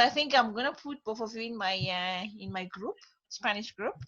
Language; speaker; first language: English; non-native, fluent; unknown